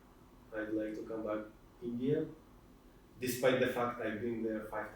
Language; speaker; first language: English; non-native, fluent; Russian